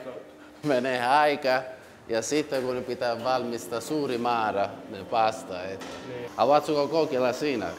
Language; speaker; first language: Finnish; non-native, learner; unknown